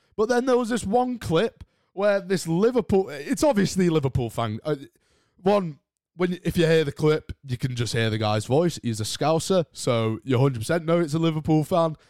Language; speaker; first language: English; native; English